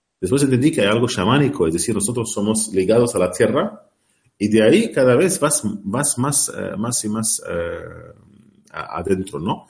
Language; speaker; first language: Spanish; non-native, learner; Arabic